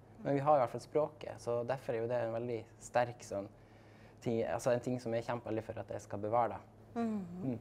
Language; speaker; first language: Norwegian; native; Norwegian